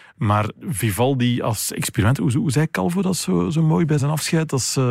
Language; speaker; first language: Dutch; native; Dutch